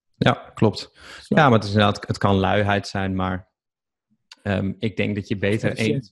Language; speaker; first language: Dutch; native; Dutch